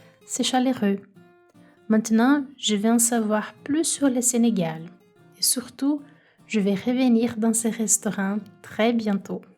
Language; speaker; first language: French; non-native, fluent; Portuguese